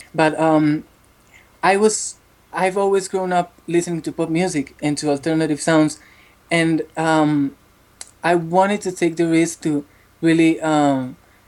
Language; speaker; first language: English; non-native, fluent; Spanish